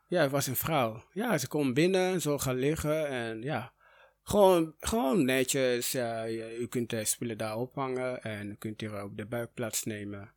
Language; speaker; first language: Dutch; early bilingual, other home language; Portuguese